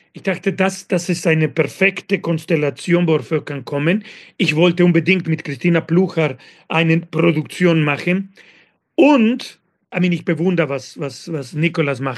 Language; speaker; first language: German; non-native, fluent; Spanish